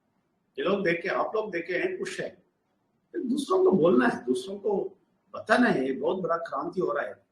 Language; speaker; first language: Hindi; non-native, local second language; Telugu